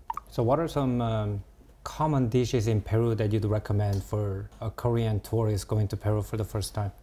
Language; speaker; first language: English; early bilingual, other home language; Korean